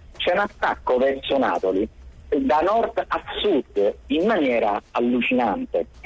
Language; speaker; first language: Italian; native; Italian